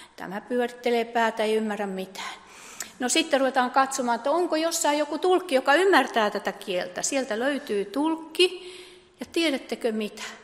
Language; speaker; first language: Finnish; native; Finnish